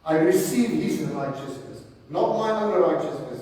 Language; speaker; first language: English; non-native, local second language; Afrikaans